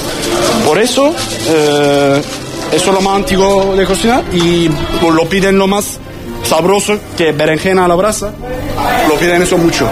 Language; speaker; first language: Spanish; non-native, learner; Turkish